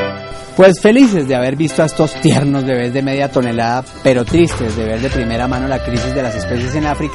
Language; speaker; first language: Spanish; native; Spanish